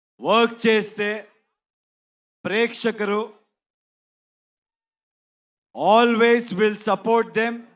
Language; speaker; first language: Telugu; non-native, learner; Kannada